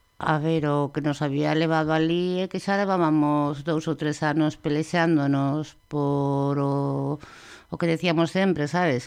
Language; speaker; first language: Galician; native; Galician